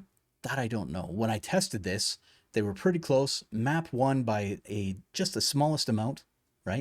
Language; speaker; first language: English; native; English